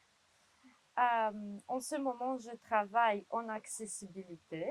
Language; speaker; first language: French; non-native, fluent; Romanian